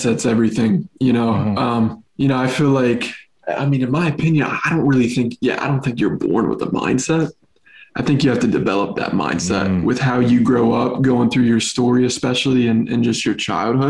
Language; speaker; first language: English; native; English